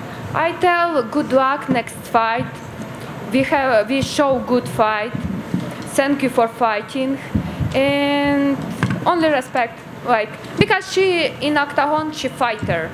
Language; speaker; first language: English; non-native, learner; Ukrainian